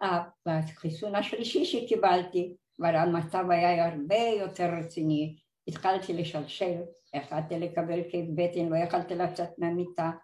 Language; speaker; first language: Hebrew; non-native, fluent; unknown